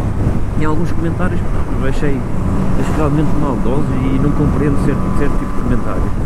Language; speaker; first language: Portuguese; native; Portuguese